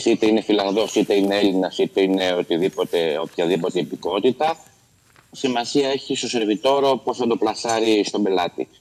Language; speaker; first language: Greek; native; Greek